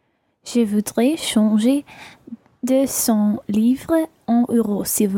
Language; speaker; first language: French; non-native, learner; English